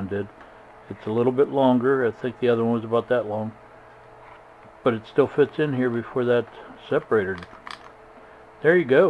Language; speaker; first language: English; native; English